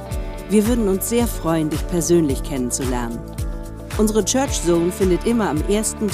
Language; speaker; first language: German; native; German